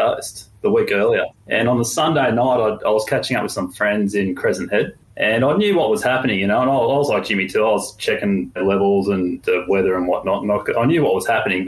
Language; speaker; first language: English; native; English